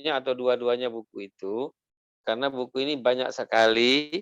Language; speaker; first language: Indonesian; native; Indonesian